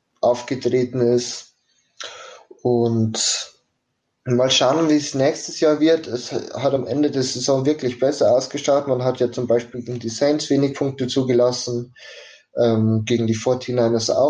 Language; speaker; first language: German; native; German